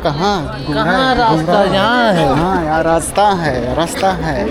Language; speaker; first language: Hindi; non-native, local second language; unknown